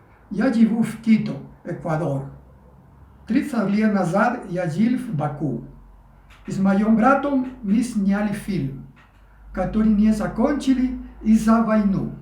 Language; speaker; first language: Russian; non-native, fluent; Spanish